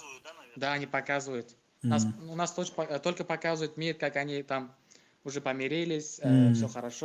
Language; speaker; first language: Russian; non-native, fluent; Uzbek